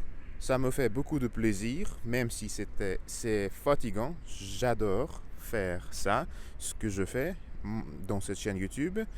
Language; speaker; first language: French; non-native, learner; Russian